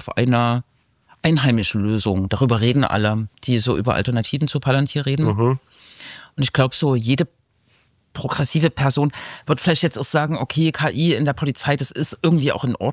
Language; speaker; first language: German; native; German